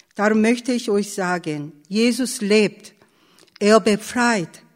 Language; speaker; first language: German; non-native, fluent; Korean